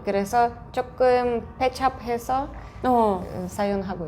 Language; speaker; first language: Korean; non-native, fluent; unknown